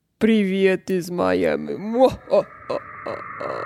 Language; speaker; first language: Russian; non-native, learner; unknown